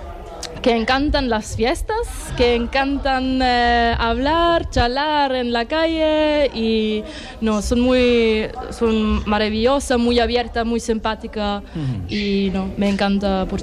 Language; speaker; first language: Spanish; non-native, learner; German